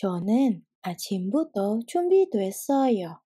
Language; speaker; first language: Korean; non-native, fluent; Indonesian